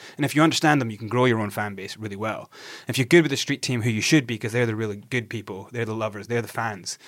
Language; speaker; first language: English; native; English